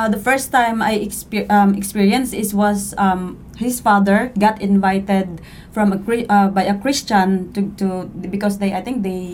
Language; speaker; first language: English; non-native, local second language; Cebuano